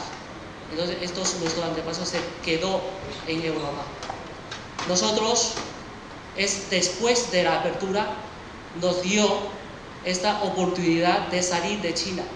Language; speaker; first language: Spanish; early bilingual, other home language; Chinese